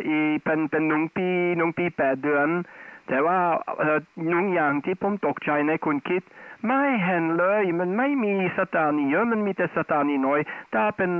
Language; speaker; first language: Thai; non-native, fluent; Dutch